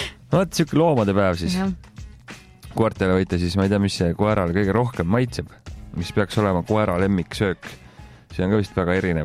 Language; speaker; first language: Estonian; native; Estonian